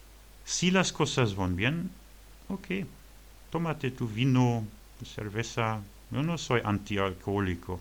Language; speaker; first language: Spanish; non-native, learner; French